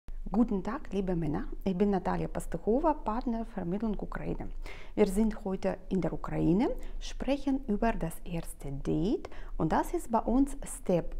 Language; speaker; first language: German; non-native, fluent; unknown